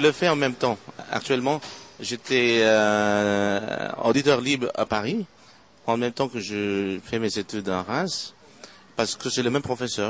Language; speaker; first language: French; non-native, fluent; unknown